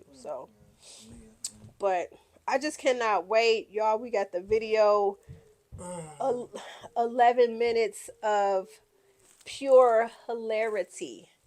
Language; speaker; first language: English; native; English